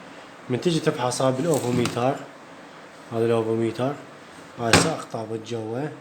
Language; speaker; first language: Arabic; native; Arabic